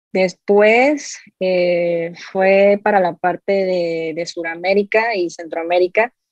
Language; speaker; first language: Spanish; native; Spanish